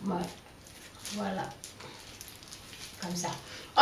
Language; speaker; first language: French; non-native, learner; Indonesian